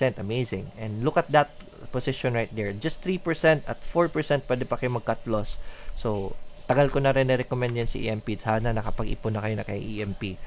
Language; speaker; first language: Filipino; non-native, local second language; Cebuano